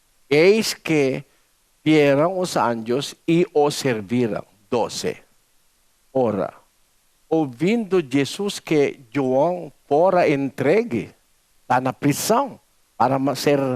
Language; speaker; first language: Portuguese; non-native, learner; Filipino